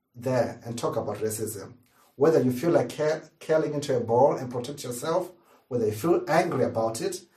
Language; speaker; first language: English; non-native, local second language; Shona